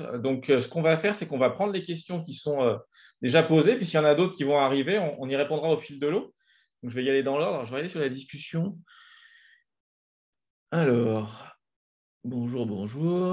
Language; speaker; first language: French; native; French